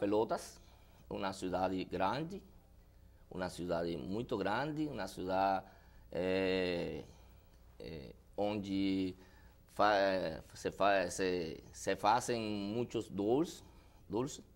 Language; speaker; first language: Portuguese; non-native, learner; Spanish